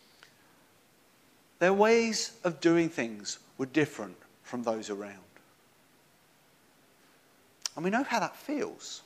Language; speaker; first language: English; native; English